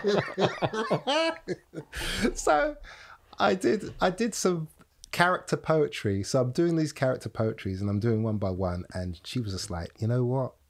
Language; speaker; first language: English; native; English